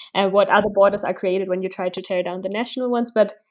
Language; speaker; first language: English; non-native, fluent; German